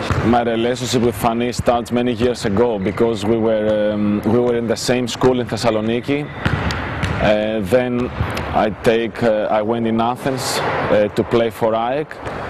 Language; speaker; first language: English; non-native, fluent; Greek